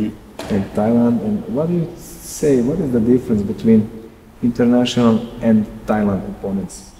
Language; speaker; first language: English; non-native, learner; Serbian